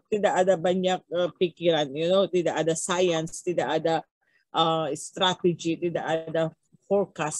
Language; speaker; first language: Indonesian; non-native, learner; Filipino